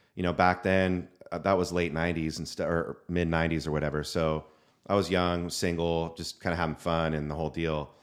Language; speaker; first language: English; native; English